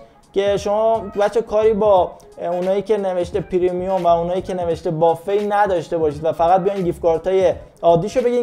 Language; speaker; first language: Persian; native; Persian